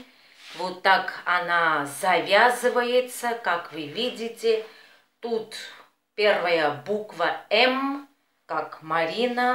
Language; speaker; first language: Russian; non-native, fluent; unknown